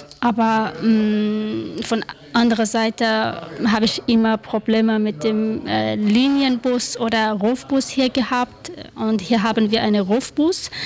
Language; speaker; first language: German; non-native, learner; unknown